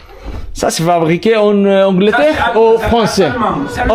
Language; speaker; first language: French; non-native, learner; English